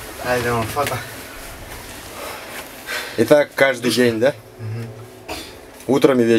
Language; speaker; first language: Russian; non-native, local second language; Yakut